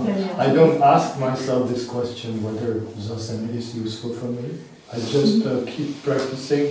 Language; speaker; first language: English; non-native, fluent; Czech